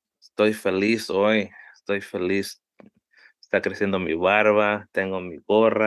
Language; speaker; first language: Spanish; early bilingual, heritage; Spanish